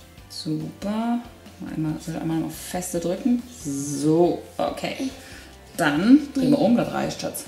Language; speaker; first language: German; native; German